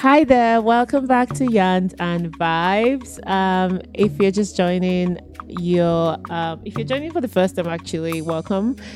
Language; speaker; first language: English; non-native, local second language; Yoruba